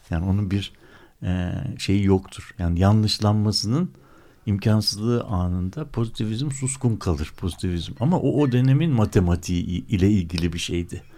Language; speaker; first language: Turkish; native; Turkish